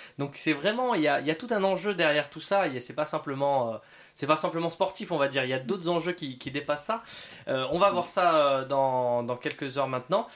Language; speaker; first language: French; native; French